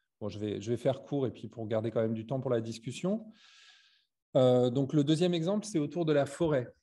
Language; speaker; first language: French; native; French